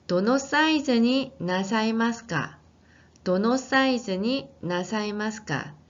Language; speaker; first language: Japanese; non-native, fluent; Korean